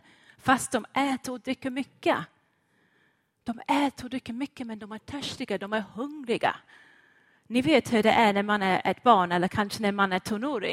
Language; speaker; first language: Swedish; non-native, fluent; English